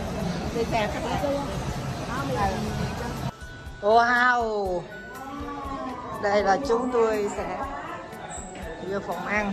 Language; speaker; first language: Vietnamese; native; Vietnamese